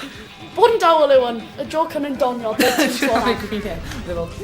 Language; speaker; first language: Welsh; non-native, local second language; English